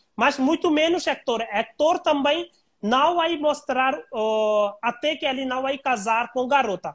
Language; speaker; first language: Portuguese; non-native, learner; Hindi